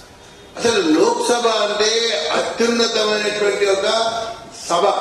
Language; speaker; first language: Telugu; native; Telugu